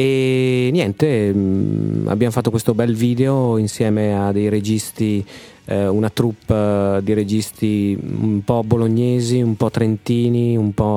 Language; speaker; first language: Italian; native; Italian